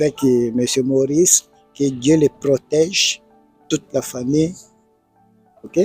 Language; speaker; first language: French; non-native, learner; Portuguese